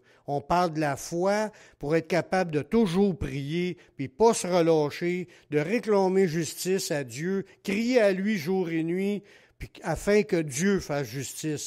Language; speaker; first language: French; native; French